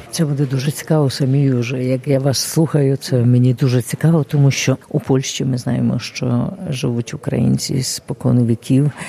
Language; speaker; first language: Ukrainian; early bilingual, heritage; Ukrainian